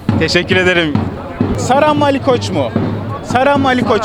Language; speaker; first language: Turkish; native; Turkish